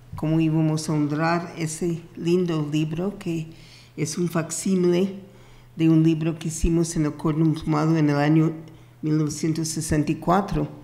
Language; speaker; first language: Spanish; non-native, fluent; English